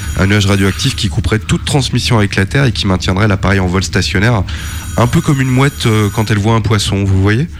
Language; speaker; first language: French; native; French